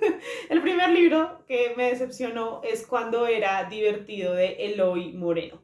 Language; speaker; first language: Spanish; native; Spanish